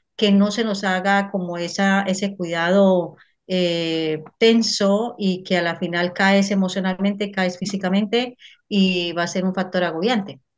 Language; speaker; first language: Spanish; native; Spanish